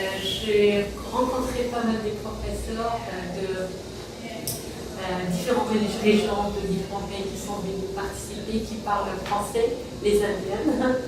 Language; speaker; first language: French; non-native, fluent; Persian